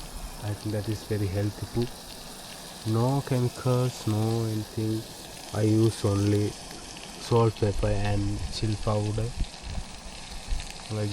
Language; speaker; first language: English; non-native, learner; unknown